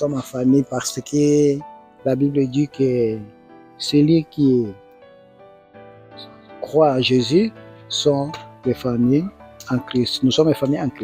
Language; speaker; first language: French; non-native, learner; Portuguese